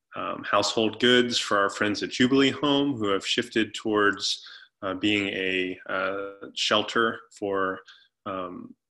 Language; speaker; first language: English; native; English